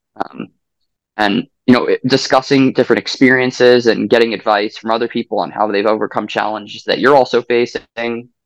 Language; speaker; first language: English; native; English